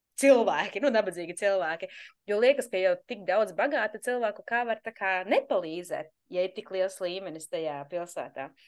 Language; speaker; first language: Latvian; native; Latvian